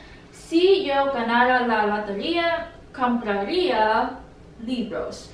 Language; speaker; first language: Spanish; non-native, learner; English